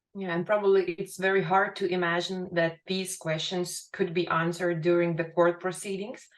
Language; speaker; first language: English; non-native, fluent; Lithuanian